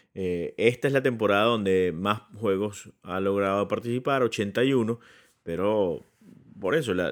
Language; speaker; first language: Spanish; native; Spanish